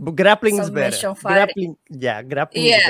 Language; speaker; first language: English; non-native, learner; Spanish